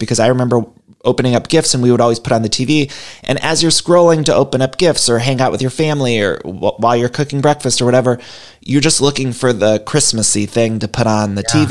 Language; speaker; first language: English; native; English